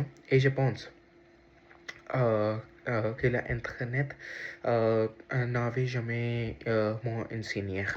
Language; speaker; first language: French; non-native, learner; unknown